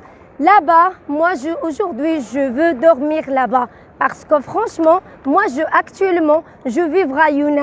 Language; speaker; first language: French; non-native, learner; Arabic